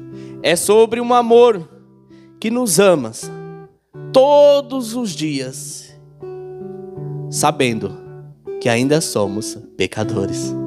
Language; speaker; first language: Portuguese; native; Portuguese